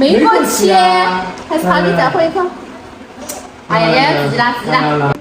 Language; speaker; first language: Chinese; native; Chinese